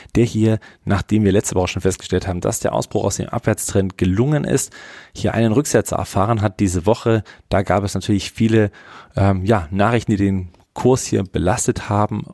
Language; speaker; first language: German; native; German